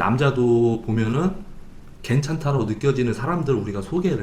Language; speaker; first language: Korean; native; Korean